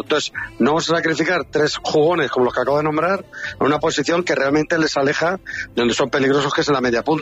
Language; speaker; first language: Spanish; native; Spanish